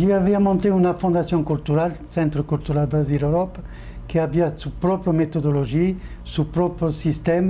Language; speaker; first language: Portuguese; non-native, fluent; French